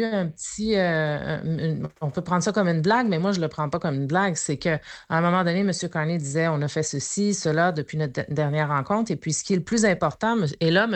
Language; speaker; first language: French; native; French